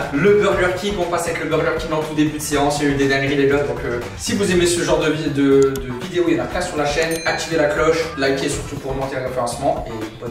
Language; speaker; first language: French; native; French